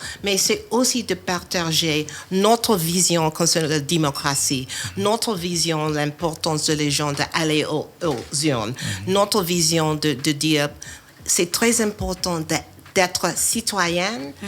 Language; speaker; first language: French; non-native, fluent; English